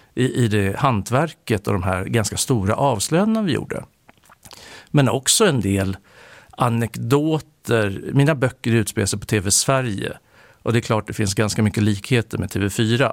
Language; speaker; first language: Swedish; native; Swedish